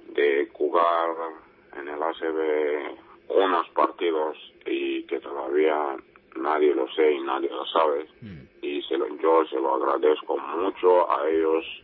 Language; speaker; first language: Spanish; non-native, learner; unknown